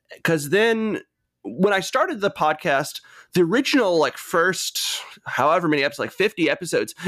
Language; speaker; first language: English; native; English